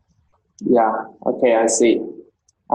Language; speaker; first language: English; non-native, learner; Vietnamese